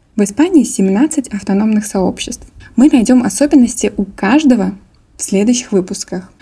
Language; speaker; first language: Russian; native; Russian